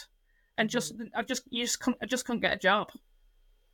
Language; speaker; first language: English; native; English